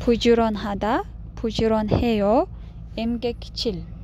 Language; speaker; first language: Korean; non-native, fluent; Kyrgyz